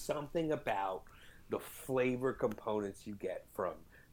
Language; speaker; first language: English; native; English